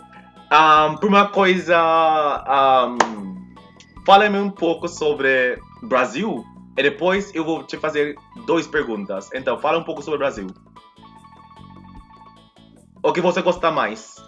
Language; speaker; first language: Portuguese; non-native, fluent; English